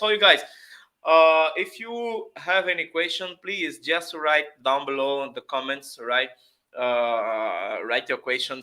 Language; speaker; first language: English; non-native, fluent; Portuguese